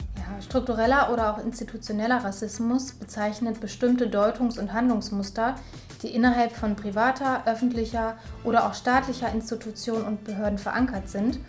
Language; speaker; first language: German; native; German